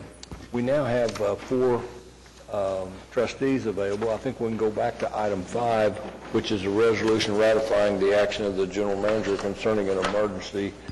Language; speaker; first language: English; native; English